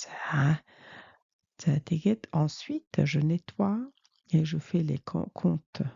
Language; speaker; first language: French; non-native, fluent; Mongolian